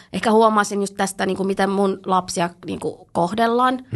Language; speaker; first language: Finnish; early bilingual, other home language; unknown